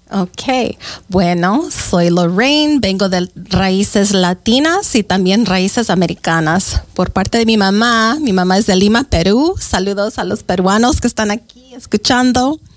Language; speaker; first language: Spanish; native; Spanish